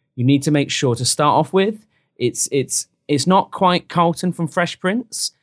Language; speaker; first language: English; native; English